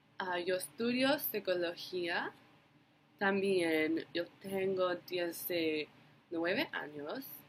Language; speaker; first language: Spanish; non-native, learner; English